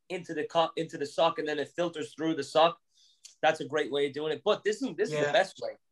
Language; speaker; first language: English; native; English